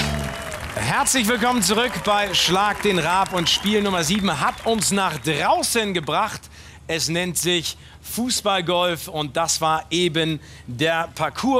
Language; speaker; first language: German; native; German